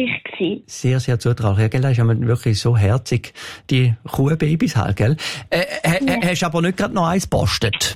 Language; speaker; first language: German; native; German